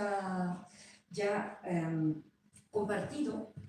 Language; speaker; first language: Spanish; native; Spanish